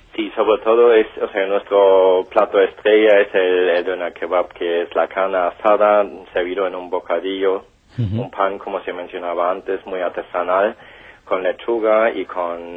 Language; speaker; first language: Spanish; non-native, fluent; German